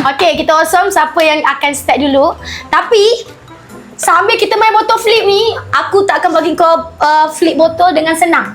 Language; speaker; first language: Malay; native; Malay